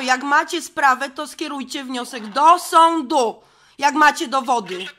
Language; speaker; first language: Polish; native; Polish